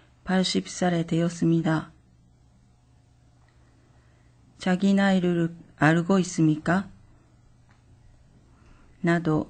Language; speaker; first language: Korean; non-native, fluent; Japanese